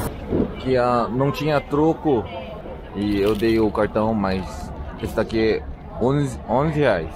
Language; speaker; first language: Portuguese; non-native, learner; Korean